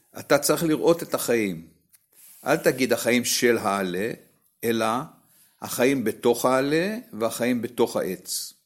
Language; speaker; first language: Hebrew; native; Hebrew